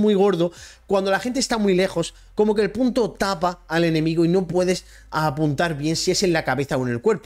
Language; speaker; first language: Spanish; native; Spanish